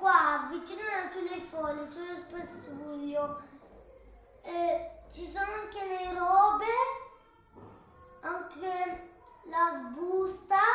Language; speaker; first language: Italian; early bilingual, other home language; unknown